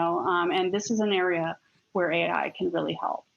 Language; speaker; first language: English; native; English